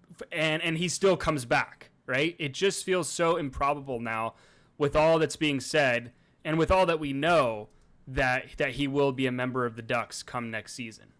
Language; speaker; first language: English; native; English